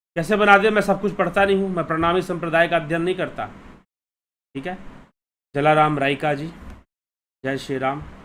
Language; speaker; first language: Hindi; native; Hindi